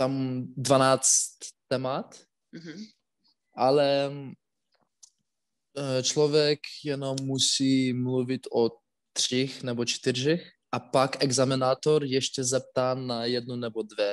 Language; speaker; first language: Czech; non-native, learner; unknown